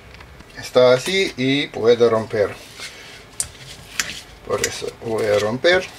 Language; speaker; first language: Spanish; non-native, fluent; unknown